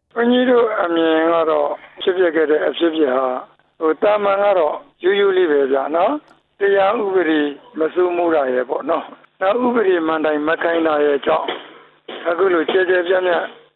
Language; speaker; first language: Burmese; native; Burmese